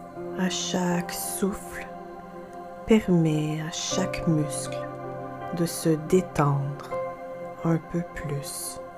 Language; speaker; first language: French; native; French